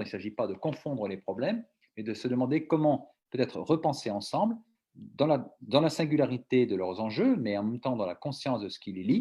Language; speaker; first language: French; native; French